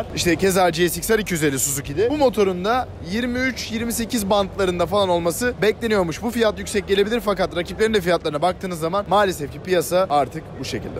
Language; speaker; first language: Turkish; native; Turkish